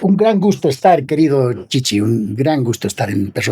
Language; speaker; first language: Spanish; native; Spanish